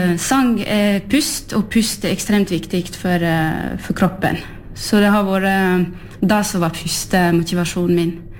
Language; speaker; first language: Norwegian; non-native, fluent; French